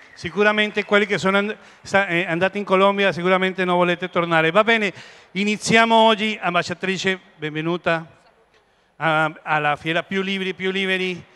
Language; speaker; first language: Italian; non-native, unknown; Spanish